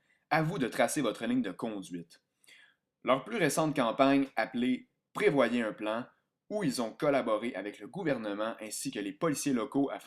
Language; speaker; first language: French; native; French